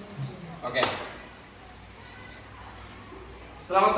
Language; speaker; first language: Indonesian; native; Indonesian